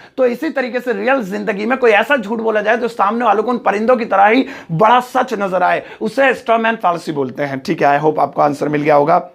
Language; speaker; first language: Hindi; native; Hindi